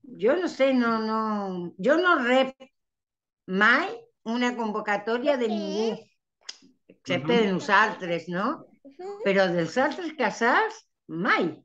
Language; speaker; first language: Catalan; early bilingual, heritage; Spanish